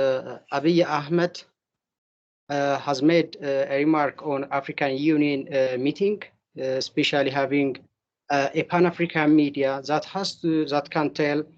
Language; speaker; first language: English; non-native, local second language; Amharic